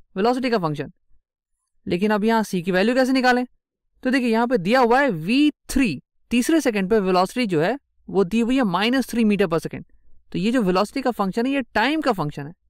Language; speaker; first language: Hindi; native; Hindi